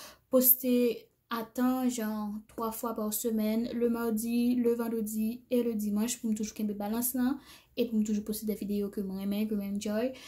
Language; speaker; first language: French; non-native, learner; Haitian Creole